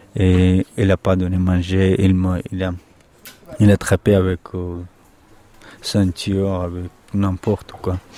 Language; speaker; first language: French; non-native, learner; Pashto